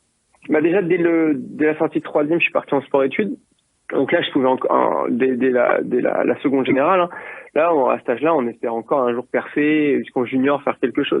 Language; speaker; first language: French; native; French